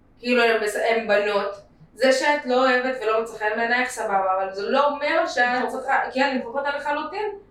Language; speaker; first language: Hebrew; early bilingual, other home language; Russian